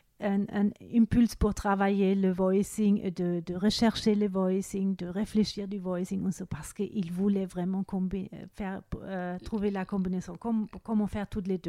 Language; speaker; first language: French; non-native, fluent; German